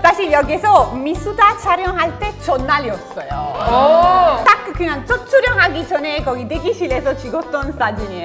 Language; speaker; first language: Korean; non-native, fluent; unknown